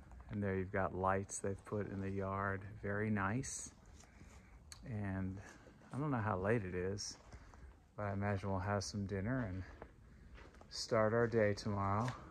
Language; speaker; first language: English; native; English